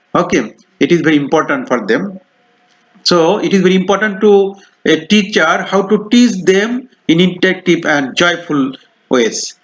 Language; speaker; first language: English; non-native, local second language; Bangla